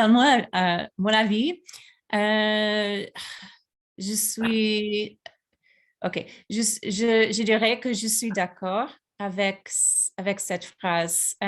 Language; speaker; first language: French; non-native, fluent; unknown